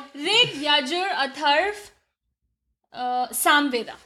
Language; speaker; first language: English; non-native, local second language; Hindi